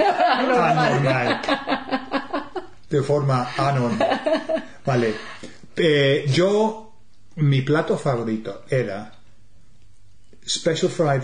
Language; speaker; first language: Spanish; non-native, fluent; English